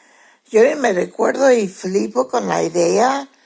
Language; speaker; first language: Spanish; early bilingual, heritage; Spanish